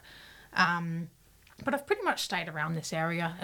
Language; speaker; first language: English; native; English